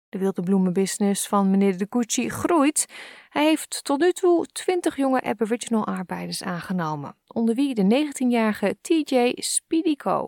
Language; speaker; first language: Dutch; native; Dutch